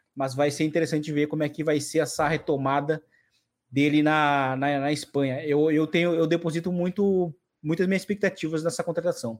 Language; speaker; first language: Portuguese; native; Portuguese